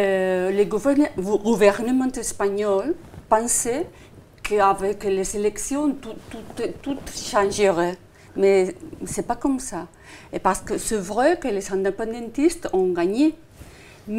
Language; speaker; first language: French; non-native, fluent; Spanish